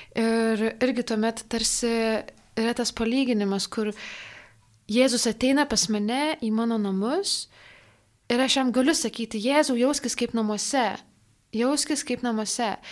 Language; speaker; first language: Lithuanian; native; Lithuanian